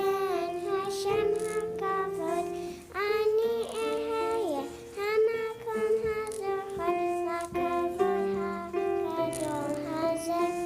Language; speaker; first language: Hebrew; non-native, learner; English